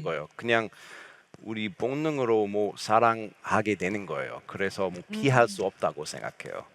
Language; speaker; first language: Korean; non-native, learner; English